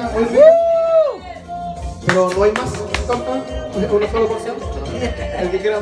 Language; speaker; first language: Spanish; native; Spanish